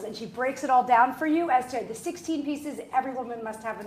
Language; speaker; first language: English; native; English